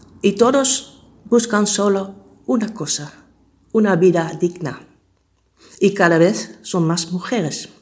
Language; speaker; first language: Spanish; non-native, fluent; Dutch